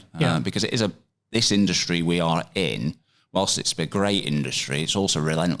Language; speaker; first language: English; native; English